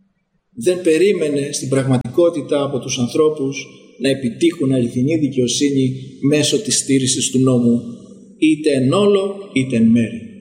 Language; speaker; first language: Greek; native; Greek